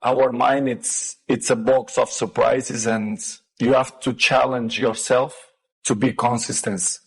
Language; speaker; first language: English; non-native, fluent; Portuguese